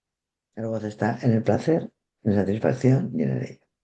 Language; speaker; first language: Spanish; native; Spanish